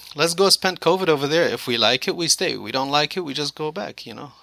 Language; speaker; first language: English; non-native, fluent; Arabic